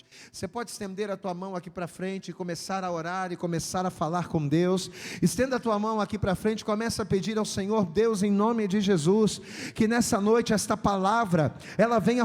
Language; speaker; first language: Portuguese; native; Portuguese